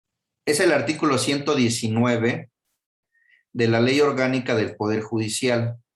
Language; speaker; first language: Spanish; native; Spanish